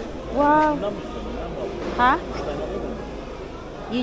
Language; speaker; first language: Turkish; non-native, learner; Filipino